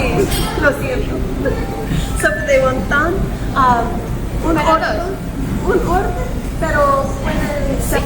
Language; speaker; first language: Spanish; non-native, learner; English